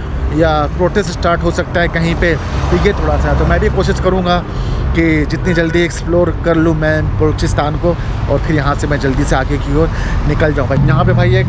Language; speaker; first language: Hindi; native; Hindi